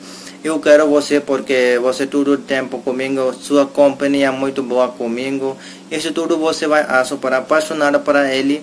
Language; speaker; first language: Portuguese; non-native, learner; Hindi